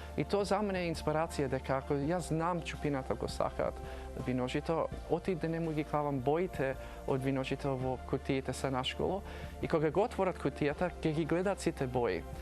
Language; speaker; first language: Macedonian; early bilingual, heritage; Macedonian